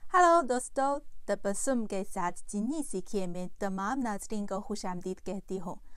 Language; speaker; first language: Urdu; non-native, fluent; Chinese